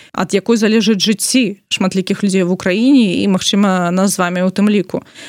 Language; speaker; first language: Belarusian; non-native, local second language; Russian